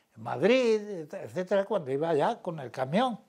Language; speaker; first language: Spanish; native; Spanish